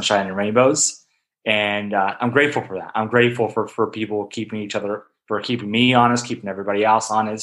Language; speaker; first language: English; native; English